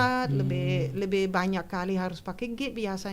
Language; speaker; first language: Indonesian; non-native, fluent; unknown